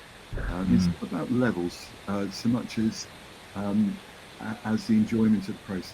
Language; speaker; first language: English; native; English